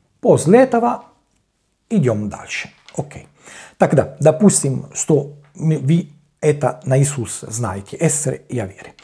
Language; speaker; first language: Russian; non-native, learner; Italian